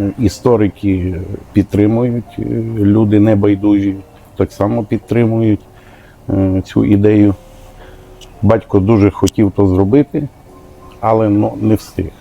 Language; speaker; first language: Ukrainian; native; Ukrainian